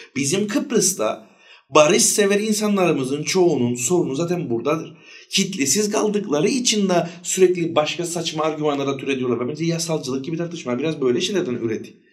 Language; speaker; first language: Turkish; native; Turkish